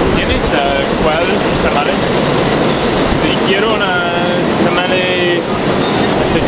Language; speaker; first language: Spanish; non-native, learner; English